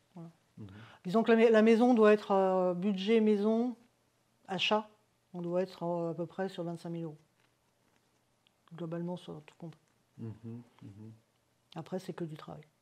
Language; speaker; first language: French; native; French